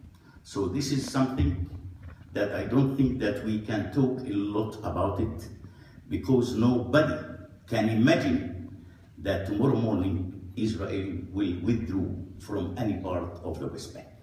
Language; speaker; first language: English; non-native, fluent; Arabic